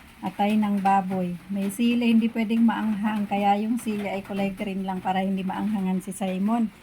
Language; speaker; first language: Filipino; non-native, local second language; Bikol